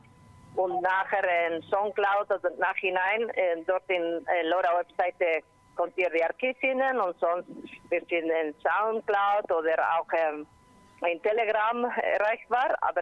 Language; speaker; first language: German; non-native, learner; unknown